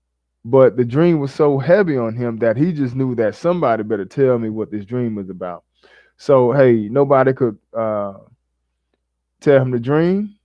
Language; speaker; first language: English; native; English